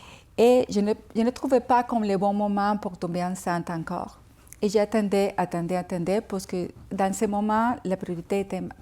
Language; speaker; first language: French; non-native, fluent; Spanish